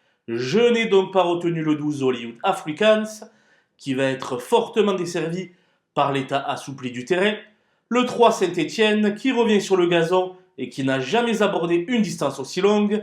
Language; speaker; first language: French; native; French